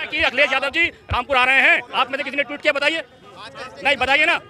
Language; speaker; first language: Hindi; native; Hindi